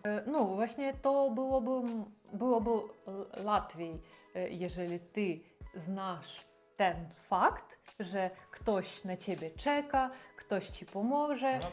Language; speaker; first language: Polish; non-native, learner; Russian